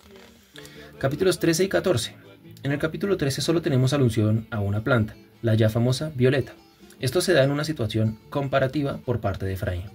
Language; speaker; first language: Spanish; native; Spanish